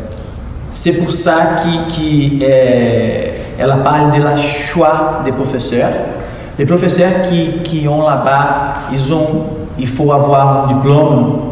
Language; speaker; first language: French; non-native, fluent; Portuguese